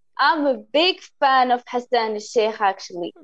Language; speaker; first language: English; non-native, local second language; Arabic